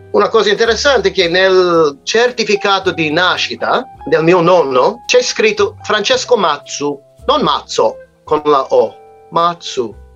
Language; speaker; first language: Italian; non-native, fluent; English